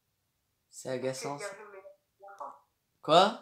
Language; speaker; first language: French; native; French